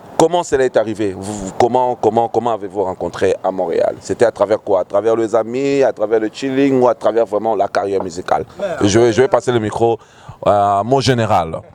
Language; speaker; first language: French; non-native, local second language; Lingala